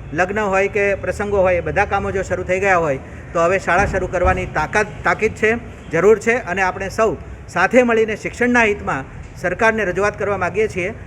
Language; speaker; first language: Gujarati; native; Gujarati